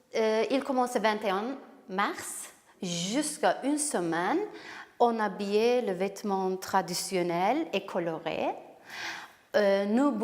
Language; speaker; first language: French; non-native, learner; Kurdish